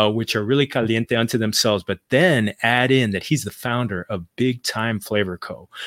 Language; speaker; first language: English; native; English